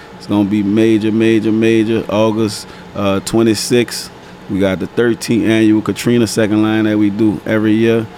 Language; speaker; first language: English; native; English